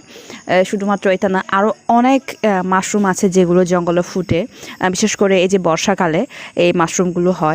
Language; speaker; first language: Bangla; non-native, local second language; Chakma